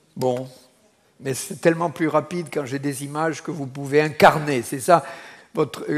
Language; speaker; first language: French; native; French